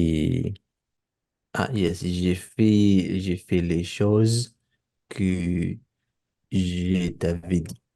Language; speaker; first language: French; non-native, learner; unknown